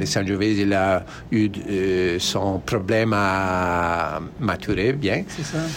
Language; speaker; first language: French; non-native, learner; Italian